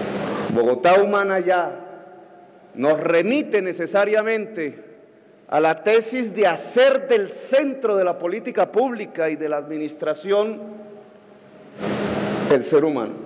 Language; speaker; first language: Spanish; native; Spanish